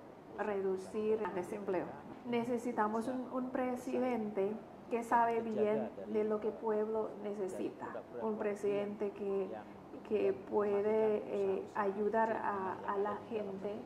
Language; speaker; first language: Spanish; non-native, fluent; Indonesian